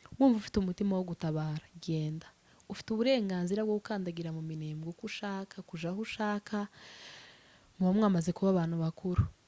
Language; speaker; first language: Kinyarwanda; native; Kinyarwanda